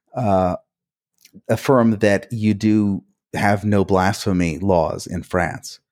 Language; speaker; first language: English; early bilingual, other home language; Hungarian